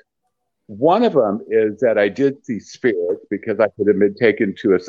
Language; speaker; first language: English; native; English